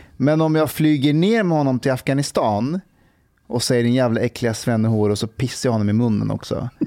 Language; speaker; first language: Swedish; early bilingual, other home language; Persian